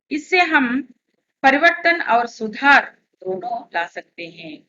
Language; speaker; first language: Hindi; non-native, local second language; Telugu